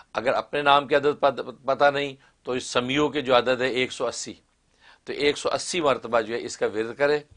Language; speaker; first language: Urdu; non-native, local second language; Kashmiri